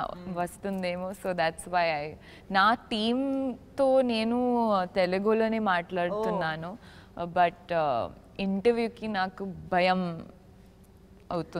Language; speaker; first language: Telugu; non-native, learner; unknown